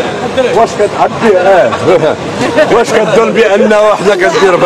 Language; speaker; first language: Arabic; native; Arabic